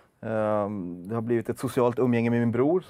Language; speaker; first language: Swedish; native; Swedish